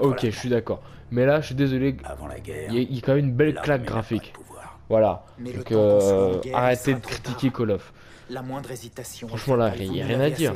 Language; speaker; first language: French; native; French